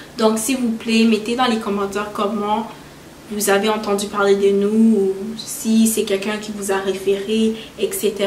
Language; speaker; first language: French; early bilingual, other home language; Haitian Creole